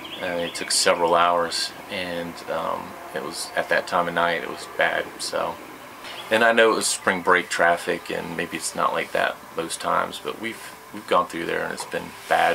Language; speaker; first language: English; native; English